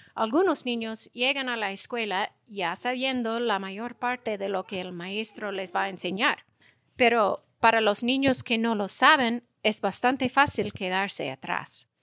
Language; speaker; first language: Spanish; non-native, fluent; English